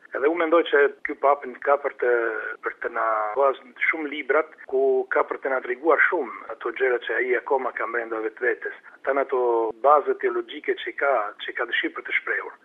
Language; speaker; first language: Albanian; non-native, fluent; Italian